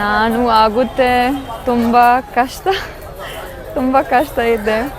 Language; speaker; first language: Kannada; non-native, learner; German